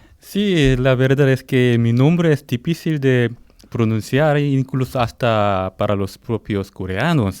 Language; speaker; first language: Spanish; non-native, fluent; Korean